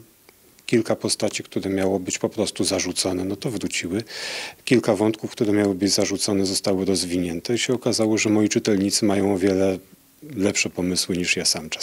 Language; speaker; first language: Polish; native; Polish